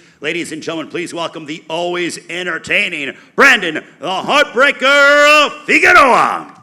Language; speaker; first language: English; native; English